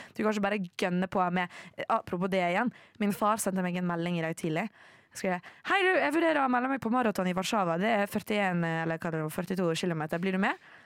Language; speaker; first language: Norwegian; early bilingual, other home language; Polish